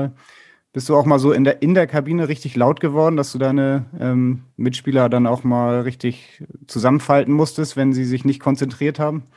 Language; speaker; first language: German; native; German